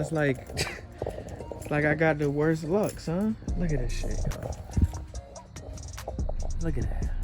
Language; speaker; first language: English; native; English